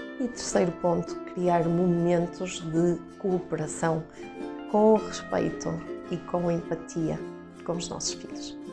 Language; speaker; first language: Portuguese; native; Portuguese